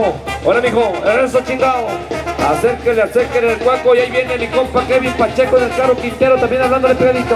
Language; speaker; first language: Spanish; native; Spanish